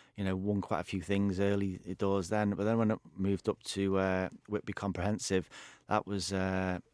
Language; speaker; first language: English; native; English